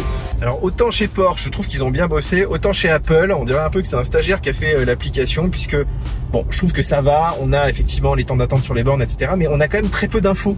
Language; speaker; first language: French; native; French